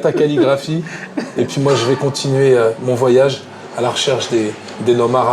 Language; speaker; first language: French; native; French